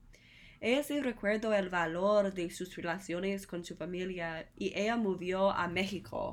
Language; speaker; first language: Spanish; non-native, learner; English